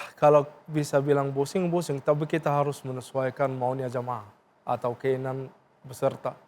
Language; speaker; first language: Indonesian; non-native, fluent; Arabic